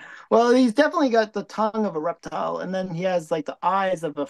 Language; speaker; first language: English; native; English